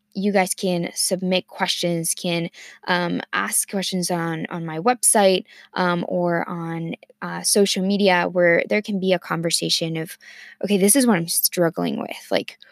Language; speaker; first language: English; non-native, fluent; Spanish